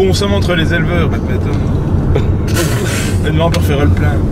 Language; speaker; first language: French; native; French